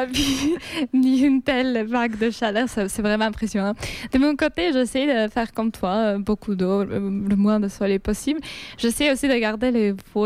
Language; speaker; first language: French; non-native, fluent; Georgian